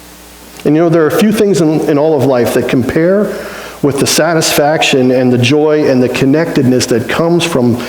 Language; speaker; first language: English; native; English